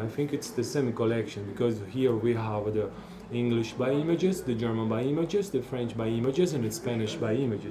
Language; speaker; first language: English; non-native, learner; Portuguese